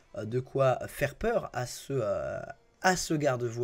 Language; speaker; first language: French; native; French